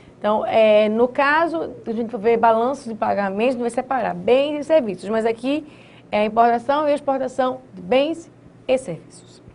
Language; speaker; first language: Portuguese; native; Portuguese